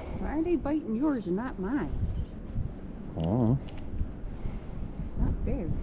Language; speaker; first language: English; native; English